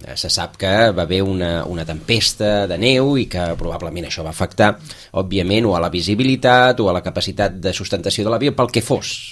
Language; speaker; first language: Catalan; native; Catalan